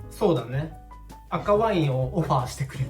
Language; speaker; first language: Japanese; native; Japanese